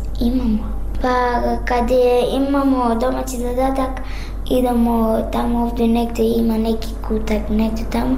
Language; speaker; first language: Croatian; non-native, learner; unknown